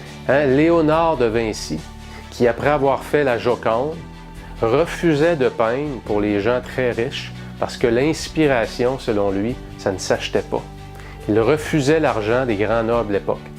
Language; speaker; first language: French; native; French